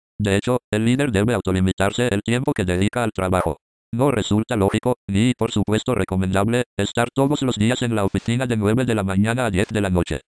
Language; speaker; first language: Spanish; native; Spanish